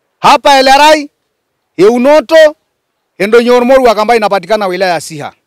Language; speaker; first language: Swahili; non-native, local second language; Masai